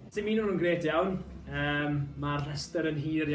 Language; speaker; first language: Welsh; native; Welsh